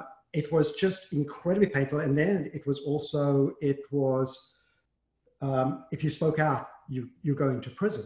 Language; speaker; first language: English; native; English